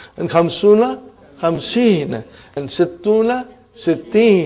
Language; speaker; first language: Arabic; non-native, fluent; Urdu